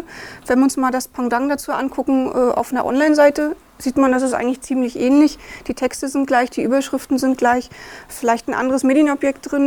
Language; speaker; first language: German; native; German